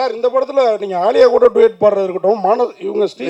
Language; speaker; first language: Tamil; native; Tamil